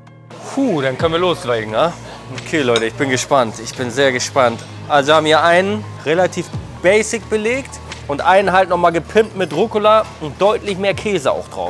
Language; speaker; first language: German; native; German